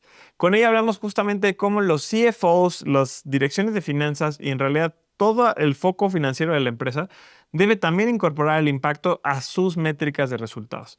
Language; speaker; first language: Spanish; native; Spanish